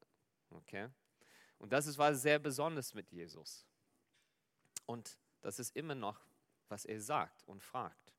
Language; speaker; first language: German; non-native, fluent; Afrikaans